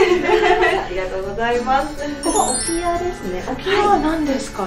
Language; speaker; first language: Japanese; non-native, fluent; Cantonese